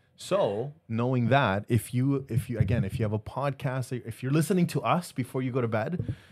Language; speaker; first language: English; early bilingual, other home language; Spanish